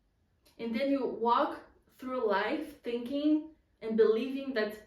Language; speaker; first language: English; non-native, fluent; Polish